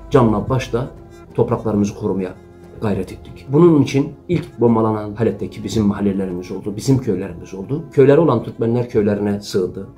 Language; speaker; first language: Turkish; native; Turkish